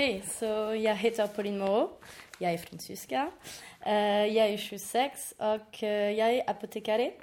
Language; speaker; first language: Swedish; non-native, learner; French